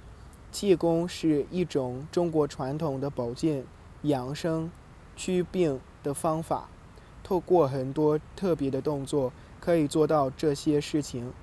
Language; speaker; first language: Chinese; non-native, learner; English